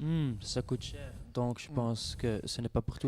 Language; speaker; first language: French; non-native, learner; Dutch